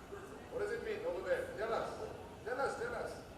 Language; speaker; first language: English; non-native, local second language; Hindi